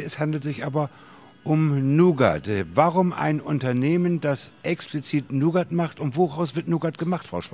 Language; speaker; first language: German; native; German